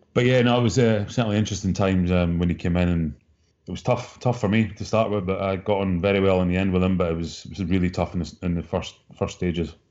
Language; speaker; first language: English; native; English